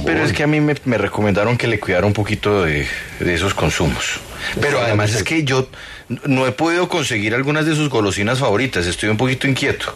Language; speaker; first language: Spanish; native; Spanish